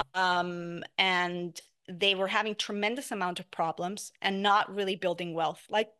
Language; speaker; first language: English; non-native, fluent; Spanish